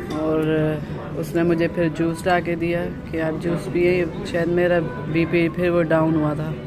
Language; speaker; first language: Urdu; native; Urdu